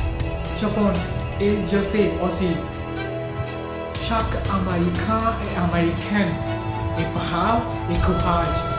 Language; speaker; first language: French; non-native, learner; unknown